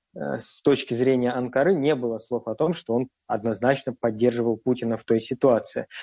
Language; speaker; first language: Russian; native; Russian